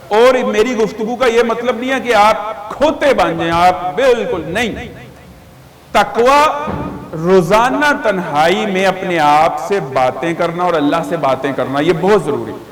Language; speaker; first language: Urdu; native; Urdu